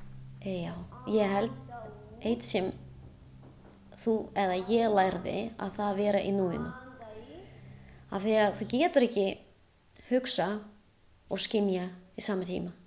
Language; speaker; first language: Icelandic; non-native, learner; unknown